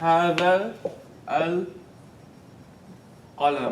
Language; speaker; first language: Arabic; non-native, fluent; English